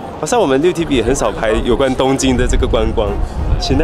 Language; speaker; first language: Chinese; native; Chinese